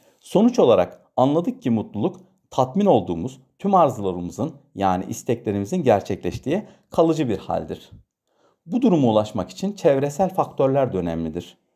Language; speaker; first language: Turkish; native; Turkish